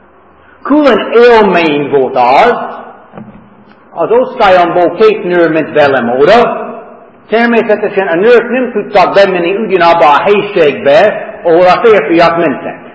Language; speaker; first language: Hungarian; non-native, fluent; English